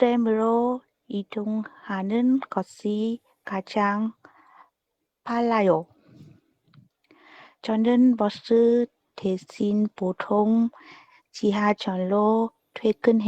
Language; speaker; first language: Korean; non-native, learner; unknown